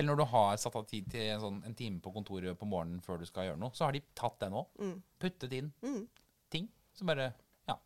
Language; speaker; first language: Norwegian; native; Norwegian